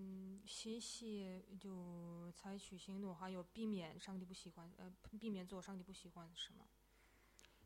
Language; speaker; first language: Chinese; non-native, fluent; Russian